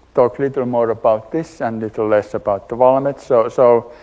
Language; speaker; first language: English; non-native, fluent; Finnish